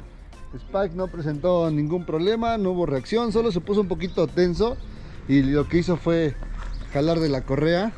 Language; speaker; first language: Spanish; native; Spanish